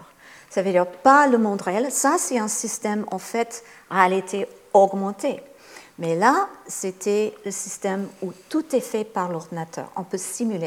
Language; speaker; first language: French; non-native, fluent; English